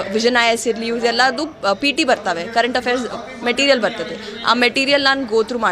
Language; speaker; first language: Kannada; native; Kannada